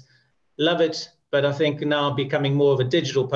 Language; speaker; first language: English; native; English